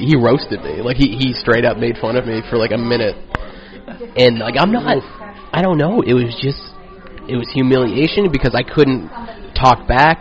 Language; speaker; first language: English; native; English